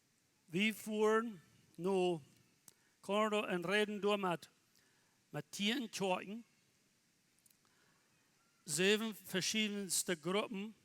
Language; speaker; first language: German; non-native, learner; Plautdietsch